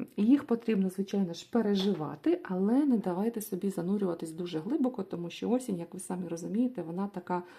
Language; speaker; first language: Ukrainian; non-native, local second language; Russian